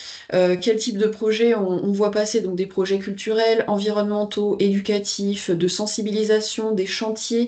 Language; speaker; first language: French; native; French